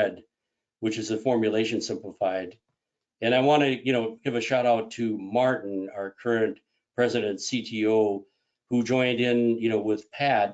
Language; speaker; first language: English; native; English